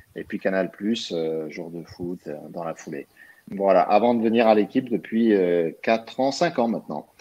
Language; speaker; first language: French; early bilingual, other home language; Arabic